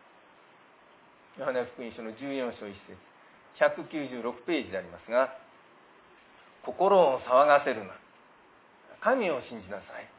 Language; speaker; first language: Japanese; native; Japanese